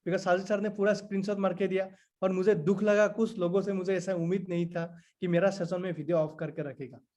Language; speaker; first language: Hindi; non-native, local second language; Assamese